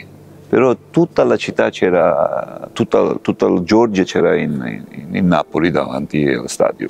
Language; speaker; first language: Italian; non-native, fluent; Georgian